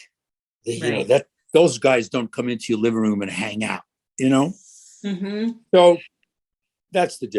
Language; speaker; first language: English; native; English